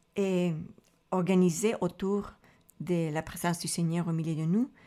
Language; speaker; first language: French; non-native, fluent; Spanish